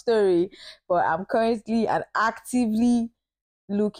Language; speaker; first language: English; non-native, local second language; Yoruba